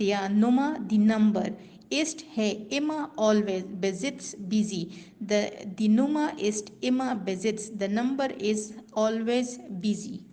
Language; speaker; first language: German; non-native, learner; Urdu